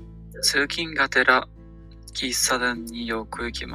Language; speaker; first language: Japanese; non-native, learner; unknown